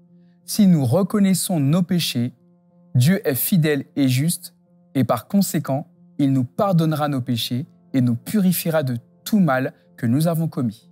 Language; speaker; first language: French; native; French